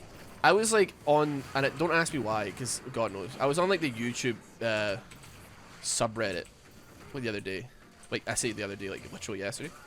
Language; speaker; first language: English; native; English